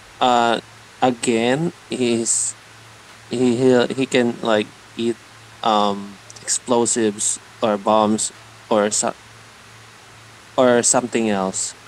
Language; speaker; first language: English; non-native, learner; Spanish